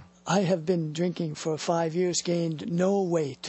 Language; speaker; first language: English; native; English